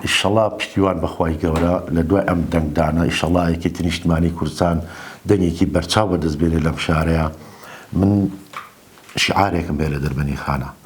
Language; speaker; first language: Central Kurdish; native; Central Kurdish